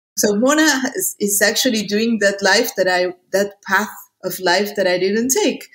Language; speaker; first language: English; non-native, fluent; Spanish